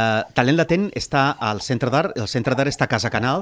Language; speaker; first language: Catalan; native; Catalan